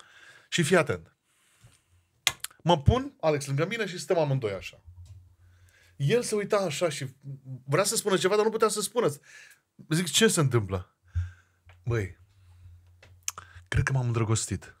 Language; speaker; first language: Romanian; native; Romanian